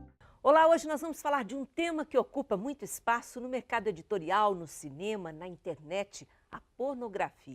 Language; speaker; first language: Portuguese; native; Portuguese